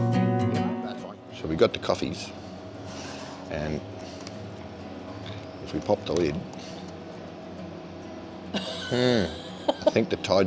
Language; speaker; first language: English; native; English